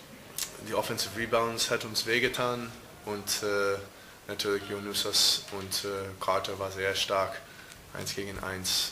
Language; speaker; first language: German; non-native, fluent; English